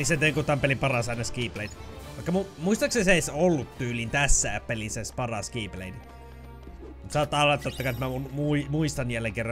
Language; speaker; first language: Finnish; native; Finnish